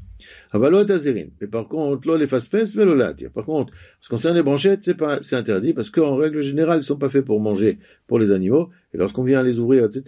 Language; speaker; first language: French; native; French